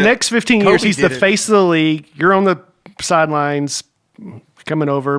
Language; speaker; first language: English; native; English